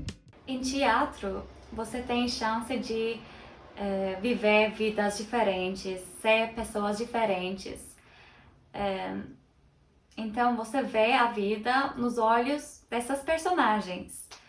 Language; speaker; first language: Portuguese; non-native, fluent; Turkish